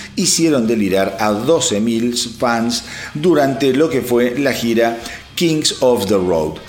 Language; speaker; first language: Spanish; native; Spanish